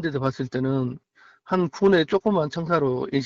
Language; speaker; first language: Korean; native; Korean